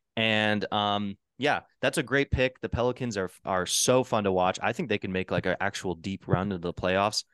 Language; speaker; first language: English; native; English